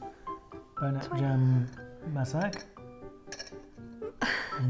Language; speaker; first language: Indonesian; non-native, learner; English